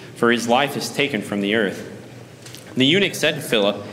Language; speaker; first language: English; native; English